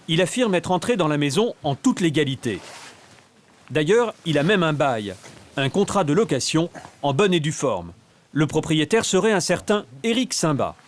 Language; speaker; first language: French; native; French